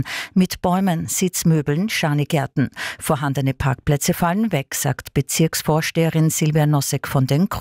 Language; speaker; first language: German; native; German